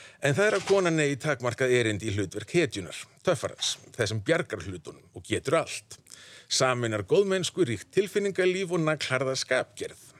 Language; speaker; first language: Icelandic; native; Icelandic